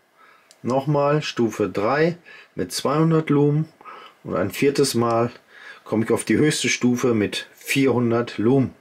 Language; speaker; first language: German; native; German